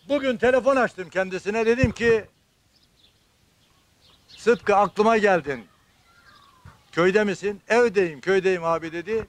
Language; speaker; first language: Turkish; native; Turkish